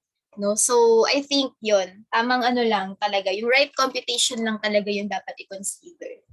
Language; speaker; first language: Filipino; native; Filipino